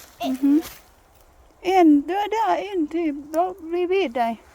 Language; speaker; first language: Swedish; non-native, learner; Thai